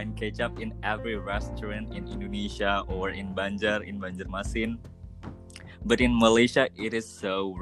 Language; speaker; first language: English; non-native, fluent; Indonesian